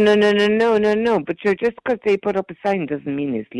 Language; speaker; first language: English; native; English